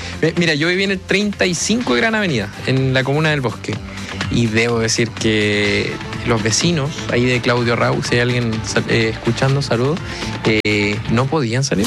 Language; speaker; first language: Spanish; native; Spanish